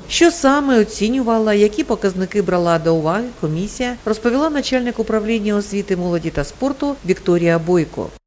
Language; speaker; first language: Ukrainian; native; Ukrainian